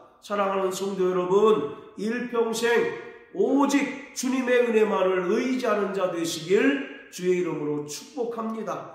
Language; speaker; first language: Korean; native; Korean